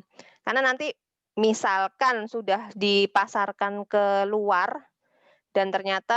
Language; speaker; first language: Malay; non-native, local second language; Javanese